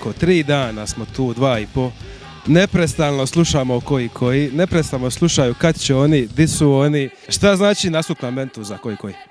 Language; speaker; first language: Croatian; native; Croatian